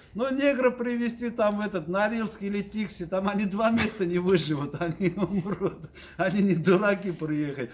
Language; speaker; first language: Russian; non-native, local second language; Armenian